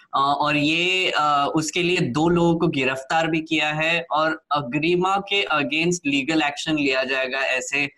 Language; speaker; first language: Hindi; non-native, local second language; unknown